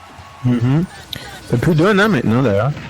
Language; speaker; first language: French; native; French